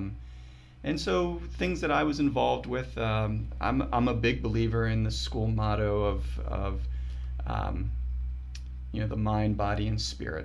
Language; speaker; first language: English; native; English